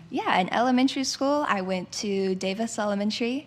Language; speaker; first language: English; native; English